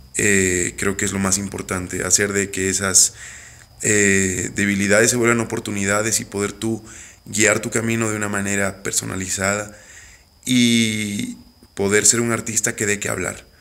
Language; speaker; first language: Spanish; native; Spanish